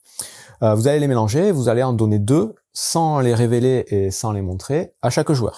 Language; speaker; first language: French; native; French